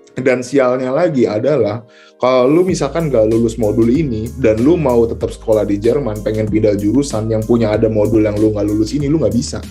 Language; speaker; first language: Indonesian; native; Indonesian